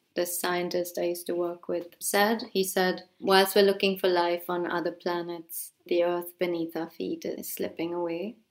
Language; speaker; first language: English; non-native, local second language; Hindi